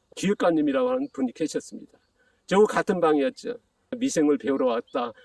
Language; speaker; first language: Korean; native; Korean